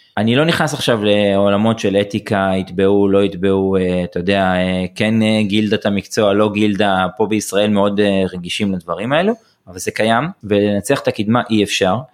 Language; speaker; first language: Hebrew; native; Hebrew